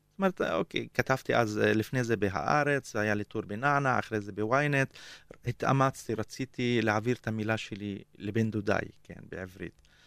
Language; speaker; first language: Hebrew; non-native, local second language; Arabic